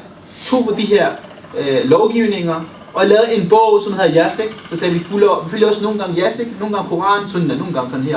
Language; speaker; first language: Danish; early bilingual, other home language; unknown